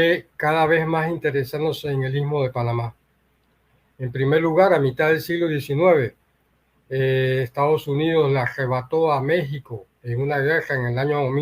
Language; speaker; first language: Spanish; native; Spanish